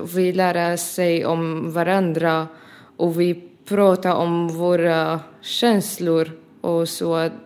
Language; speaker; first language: Swedish; non-native, learner; Arabic